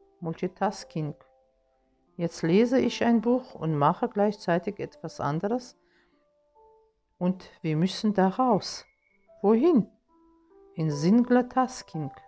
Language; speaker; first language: German; non-native, fluent; Russian